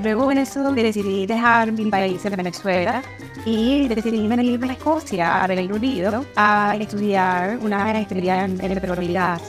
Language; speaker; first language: Spanish; native; Spanish